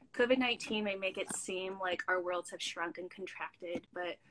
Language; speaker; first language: English; native; English